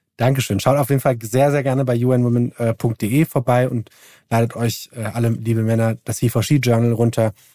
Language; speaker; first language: German; early bilingual, other home language; Turkish